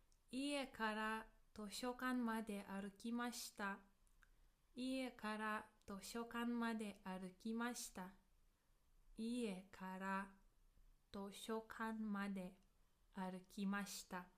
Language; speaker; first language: Japanese; non-native, fluent; English